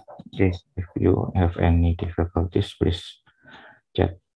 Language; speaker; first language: English; non-native, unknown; Indonesian